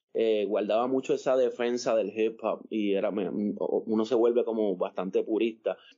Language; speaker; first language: Spanish; native; Spanish